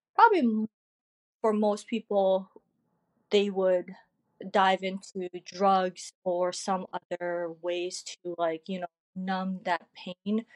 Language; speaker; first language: English; early bilingual, other home language; Korean